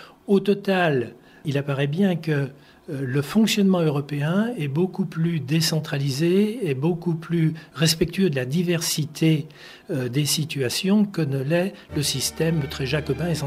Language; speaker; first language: French; native; French